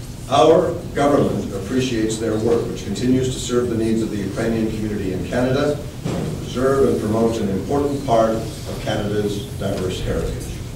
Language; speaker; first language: English; native; English